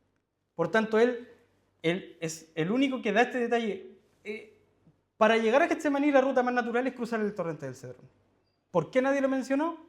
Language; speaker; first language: Spanish; native; Spanish